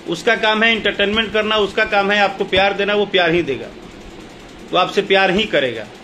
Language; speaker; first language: Hindi; non-native, local second language; Bhojpuri